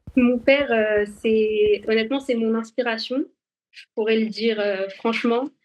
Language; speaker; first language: French; non-native, local second language; Arabic